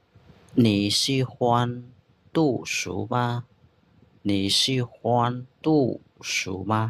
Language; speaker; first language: Chinese; non-native, fluent; Khmer